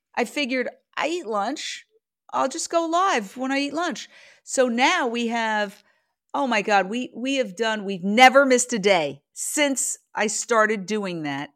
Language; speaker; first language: English; native; English